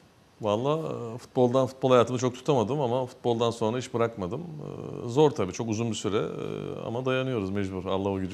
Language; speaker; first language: Turkish; native; Turkish